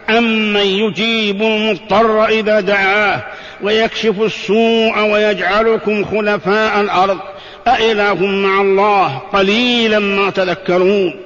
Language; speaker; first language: Arabic; native; Arabic